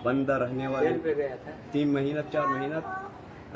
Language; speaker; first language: Hindi; non-native, learner; Arabic